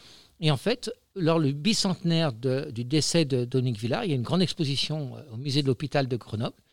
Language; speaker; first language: French; native; French